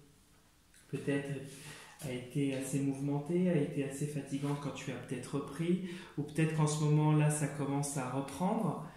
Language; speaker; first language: French; native; French